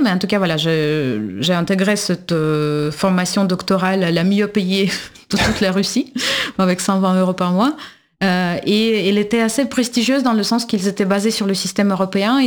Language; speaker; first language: French; non-native, fluent; Russian